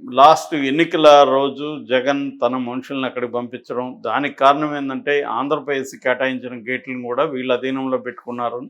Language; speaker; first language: Telugu; native; Telugu